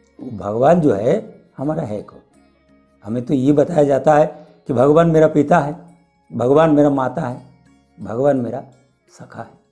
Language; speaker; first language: Hindi; non-native, local second language; Bangla